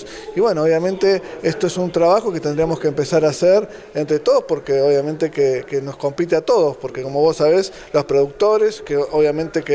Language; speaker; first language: Spanish; native; Spanish